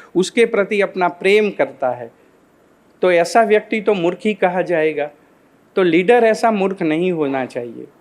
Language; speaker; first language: Hindi; non-native, local second language; Gujarati